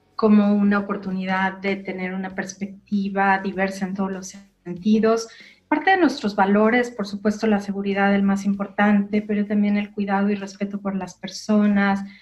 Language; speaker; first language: Spanish; native; Spanish